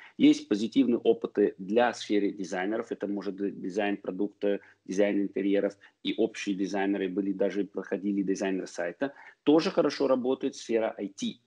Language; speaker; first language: Russian; early bilingual, heritage; Russian